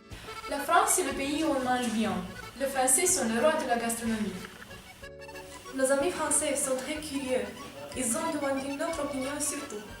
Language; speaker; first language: French; non-native, learner; Romanian